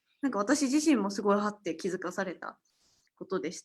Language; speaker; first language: Japanese; native; Japanese